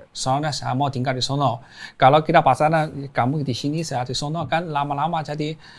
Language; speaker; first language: Indonesian; non-native, learner; Chinese